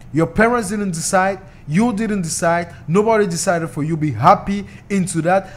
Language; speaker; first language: English; non-native, local second language; French